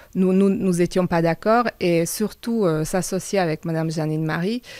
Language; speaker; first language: French; non-native, fluent; Hungarian